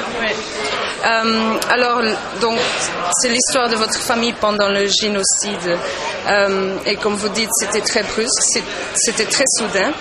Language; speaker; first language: French; non-native, local second language; Dutch